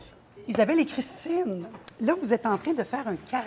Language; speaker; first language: French; native; French